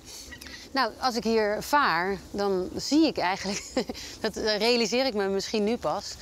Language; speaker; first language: Dutch; native; Dutch